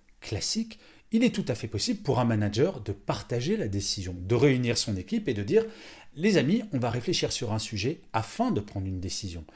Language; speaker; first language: French; native; French